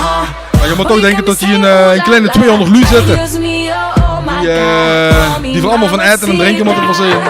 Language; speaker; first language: Dutch; native; Dutch